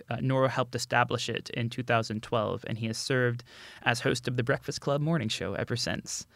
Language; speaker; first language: English; native; English